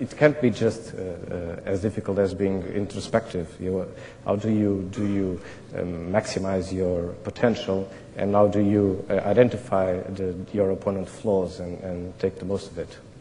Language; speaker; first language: English; non-native, fluent; Portuguese